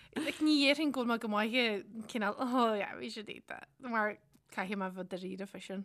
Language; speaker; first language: Irish; native; Irish